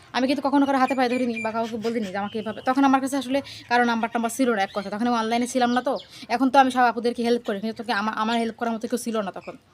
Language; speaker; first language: Bangla; native; Bangla